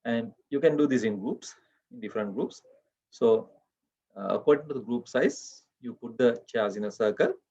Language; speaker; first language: English; non-native, local second language; Sinhala